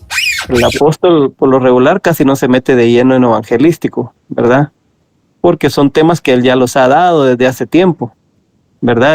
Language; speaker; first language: Spanish; native; Spanish